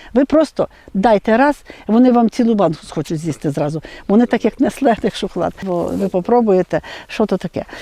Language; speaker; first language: Ukrainian; native; Ukrainian